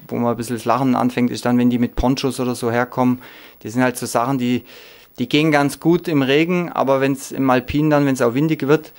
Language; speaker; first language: German; native; German